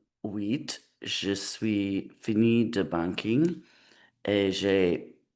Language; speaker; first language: French; non-native, learner; English